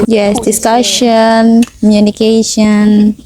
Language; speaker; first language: English; non-native, fluent; Indonesian